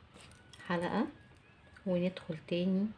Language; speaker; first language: Arabic; native; Arabic